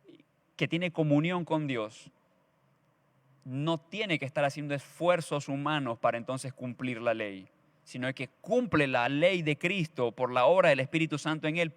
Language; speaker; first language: Spanish; native; Spanish